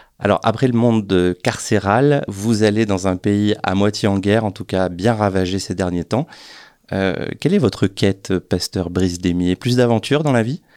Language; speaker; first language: French; native; French